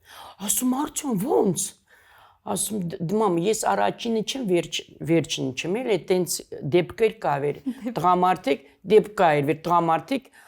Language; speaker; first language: Armenian; native; Armenian